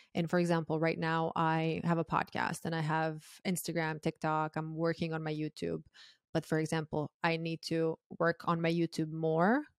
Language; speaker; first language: English; non-native, fluent; Croatian